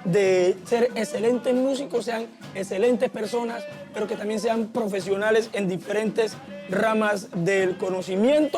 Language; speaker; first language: Spanish; native; Spanish